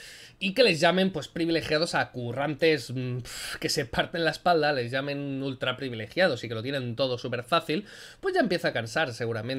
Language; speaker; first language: Spanish; native; Spanish